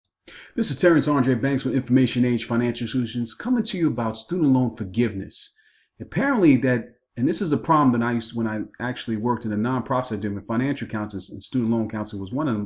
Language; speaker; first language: English; native; English